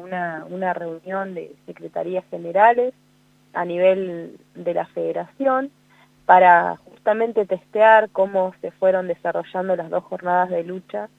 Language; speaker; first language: Spanish; native; Spanish